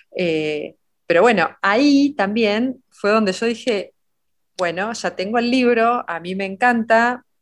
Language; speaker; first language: Spanish; native; Spanish